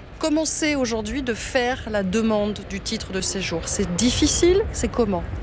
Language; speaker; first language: French; native; French